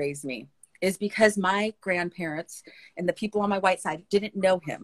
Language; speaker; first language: English; native; English